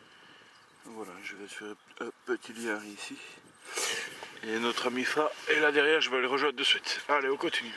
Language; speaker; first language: French; native; French